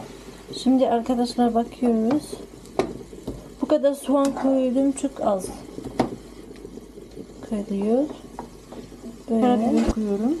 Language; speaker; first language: Turkish; non-native, learner; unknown